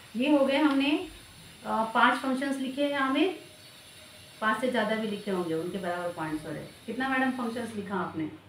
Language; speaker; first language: Hindi; non-native, local second language; Marathi